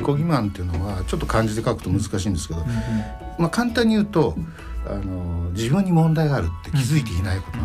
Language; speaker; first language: Japanese; native; Japanese